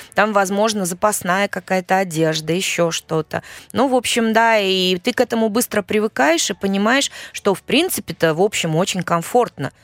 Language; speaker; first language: Russian; native; Russian